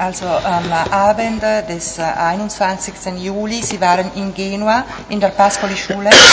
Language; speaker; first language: German; non-native, fluent; Italian